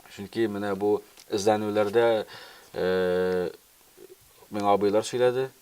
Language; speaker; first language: Tatar; early bilingual, heritage; Tatar